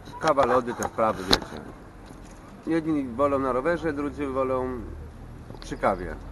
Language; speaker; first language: Polish; native; Polish